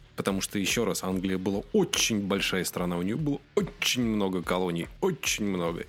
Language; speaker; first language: Russian; native; Russian